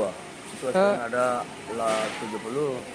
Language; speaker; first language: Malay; non-native, learner; Rohingya